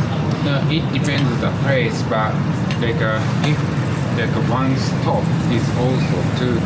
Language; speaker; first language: English; non-native, learner; Japanese